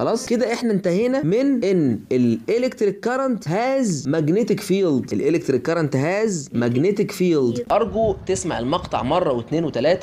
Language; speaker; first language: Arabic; native; Arabic